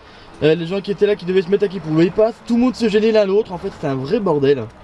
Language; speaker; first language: French; native; French